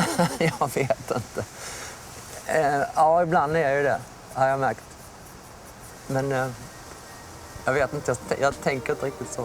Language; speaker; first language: Swedish; native; Swedish